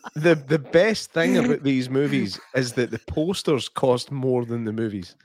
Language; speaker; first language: English; native; English